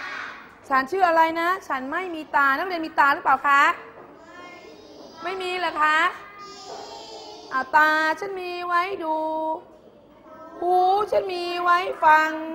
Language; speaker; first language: Thai; native; Thai